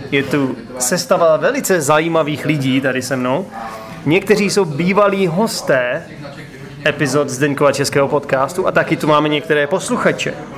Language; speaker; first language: Czech; native; Czech